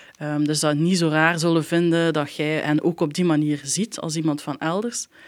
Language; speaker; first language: Dutch; native; Dutch